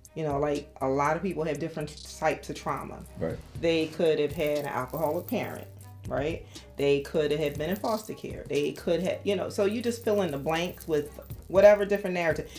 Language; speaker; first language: English; native; English